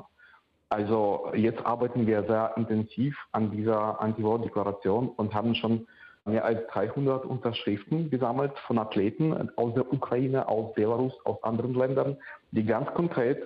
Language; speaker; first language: German; non-native, fluent; Russian